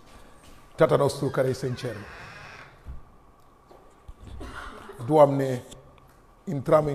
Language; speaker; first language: Romanian; non-native, learner; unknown